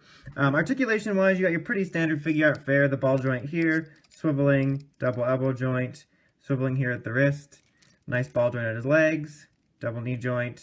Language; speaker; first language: English; native; English